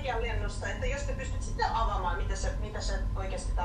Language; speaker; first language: Finnish; non-native, fluent; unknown